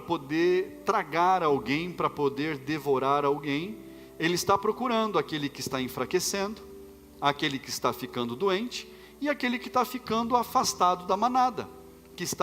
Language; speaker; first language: Portuguese; native; Portuguese